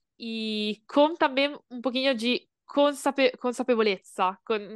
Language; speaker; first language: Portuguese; non-native, learner; Italian